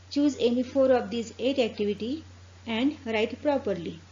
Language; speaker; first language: English; non-native, local second language; Marathi